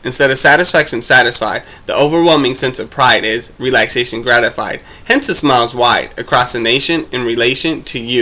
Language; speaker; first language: English; native; English